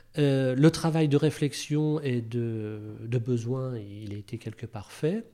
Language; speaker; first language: French; native; French